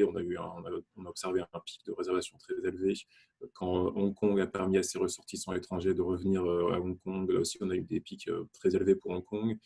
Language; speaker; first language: French; native; French